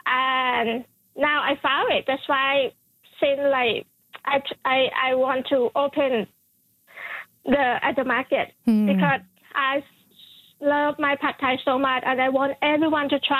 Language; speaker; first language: English; non-native, fluent; Thai